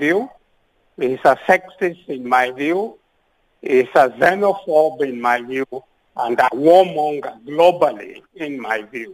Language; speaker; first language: English; non-native, local second language; Luo (Kenya and Tanzania)